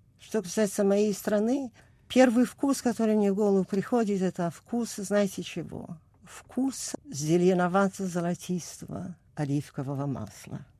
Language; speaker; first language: Russian; non-native, fluent; Italian